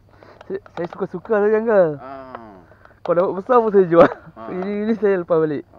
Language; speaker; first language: Malay; native; Malay